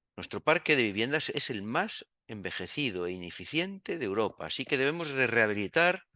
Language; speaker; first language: Spanish; native; Spanish